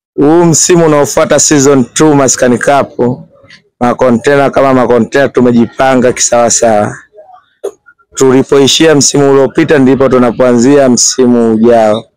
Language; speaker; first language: Swahili; native; Swahili